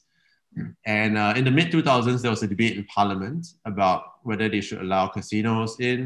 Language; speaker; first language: English; native; English